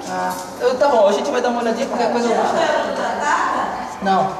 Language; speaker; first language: Portuguese; native; Portuguese